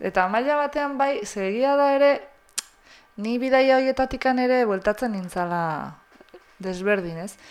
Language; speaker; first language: Basque; native; Basque